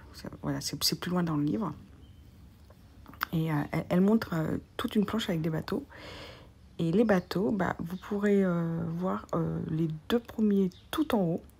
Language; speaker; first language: French; native; French